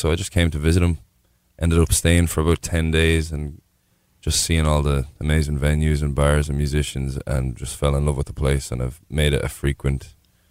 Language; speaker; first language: English; native; English